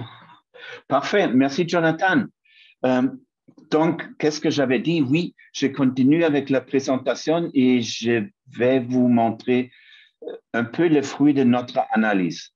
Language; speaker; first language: French; non-native, fluent; German